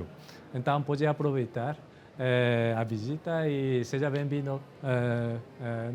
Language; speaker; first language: Portuguese; non-native, fluent; Japanese